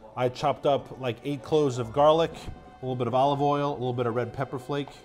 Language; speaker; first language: English; native; English